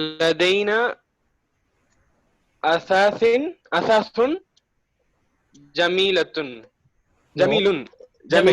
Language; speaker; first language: Arabic; non-native, learner; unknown